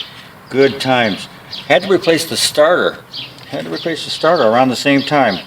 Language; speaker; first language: English; native; English